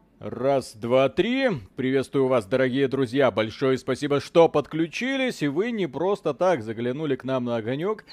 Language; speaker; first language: Russian; native; Russian